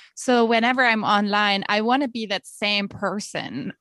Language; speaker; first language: English; non-native, fluent; German